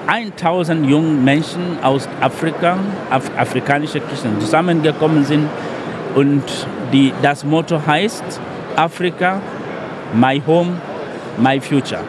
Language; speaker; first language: German; non-native, fluent; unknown